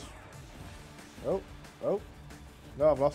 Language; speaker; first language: English; native; English